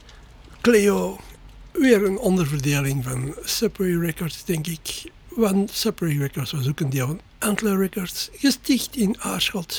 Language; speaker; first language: Dutch; native; Dutch